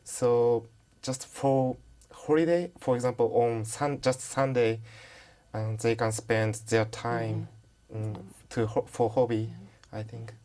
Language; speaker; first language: English; non-native, learner; Japanese